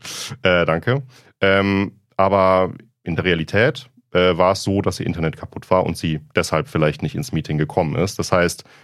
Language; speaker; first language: German; native; German